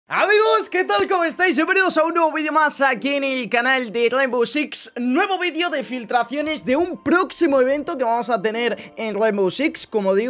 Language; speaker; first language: Spanish; native; Spanish